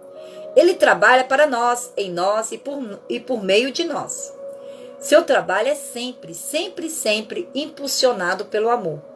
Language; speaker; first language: Portuguese; native; Portuguese